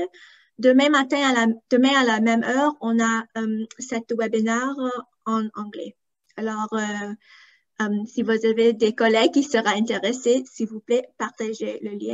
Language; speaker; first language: French; non-native, fluent; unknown